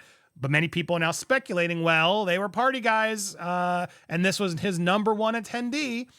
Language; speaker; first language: English; native; English